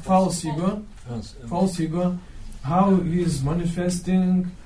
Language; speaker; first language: English; non-native, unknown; Lithuanian